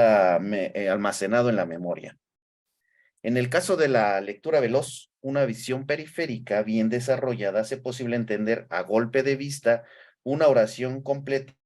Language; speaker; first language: Spanish; native; Spanish